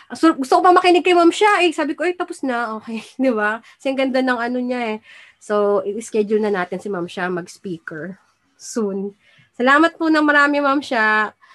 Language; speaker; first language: Filipino; native; Filipino